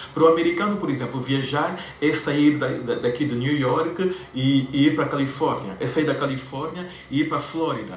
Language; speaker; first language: Portuguese; native; Portuguese